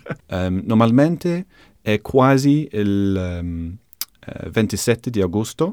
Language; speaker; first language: Italian; non-native, learner; English